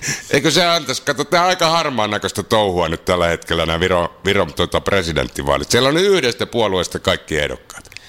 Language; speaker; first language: Finnish; native; Finnish